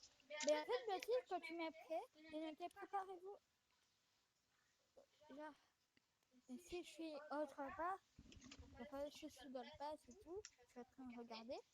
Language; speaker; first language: French; native; French